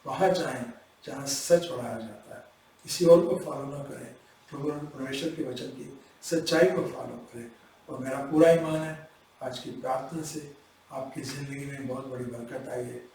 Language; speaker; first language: Hindi; non-native, local second language; Punjabi